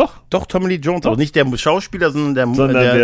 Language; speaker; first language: German; native; German